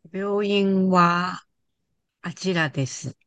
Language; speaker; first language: Japanese; non-native, learner; Chinese